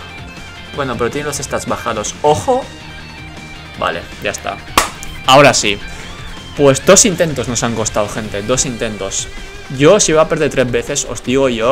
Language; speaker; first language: Spanish; native; Spanish